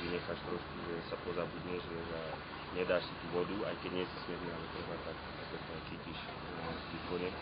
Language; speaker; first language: Slovak; native; Slovak